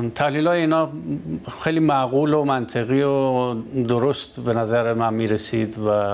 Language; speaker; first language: Persian; native; Persian